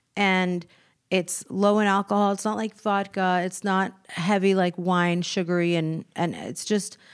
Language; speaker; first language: English; native; English